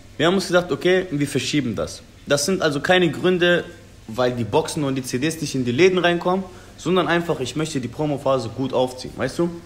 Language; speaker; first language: German; early bilingual, other home language; Persian